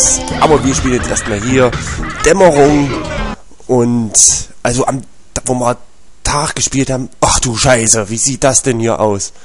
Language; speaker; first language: German; native; German